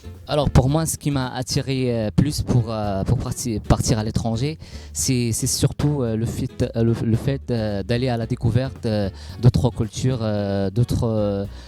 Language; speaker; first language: French; non-native, local second language; Arabic